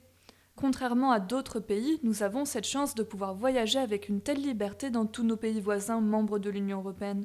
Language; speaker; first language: French; native; French